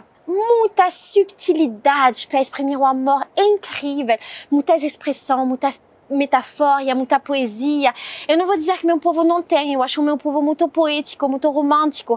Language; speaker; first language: Portuguese; non-native, learner; French